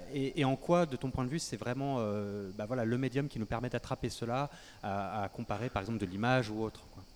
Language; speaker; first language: French; native; French